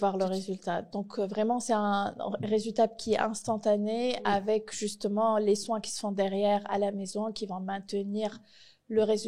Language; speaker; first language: French; native; French